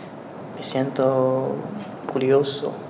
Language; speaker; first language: Spanish; non-native, learner; Chinese